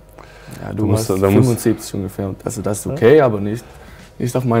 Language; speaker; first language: German; non-native, learner; Swedish